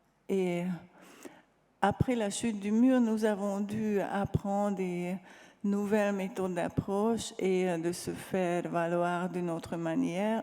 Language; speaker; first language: French; non-native, fluent; Hungarian